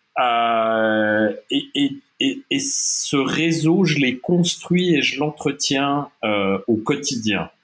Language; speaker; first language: French; non-native, local second language; German